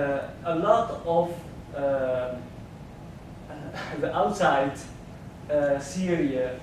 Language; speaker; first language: English; non-native, learner; Arabic